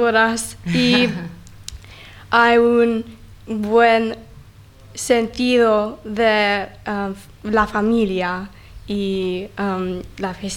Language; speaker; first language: Spanish; non-native, learner; English